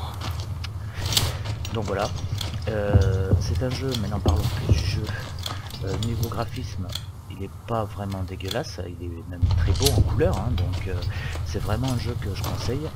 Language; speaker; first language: French; native; French